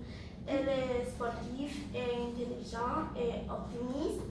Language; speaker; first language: French; non-native, learner; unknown